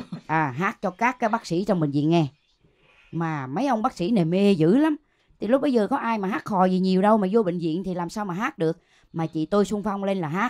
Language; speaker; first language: Vietnamese; native; Vietnamese